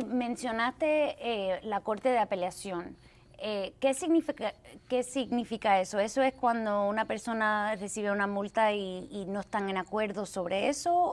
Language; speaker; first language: Spanish; early bilingual, heritage; Spanish